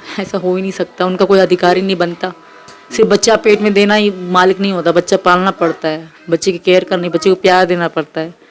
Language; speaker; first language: Urdu; non-native, local second language; Sindhi